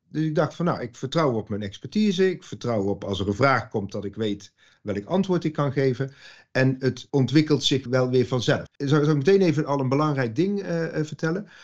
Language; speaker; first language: Dutch; native; Dutch